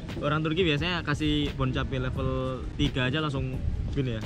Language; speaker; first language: Indonesian; native; Indonesian